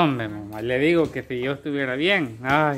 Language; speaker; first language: Spanish; native; Spanish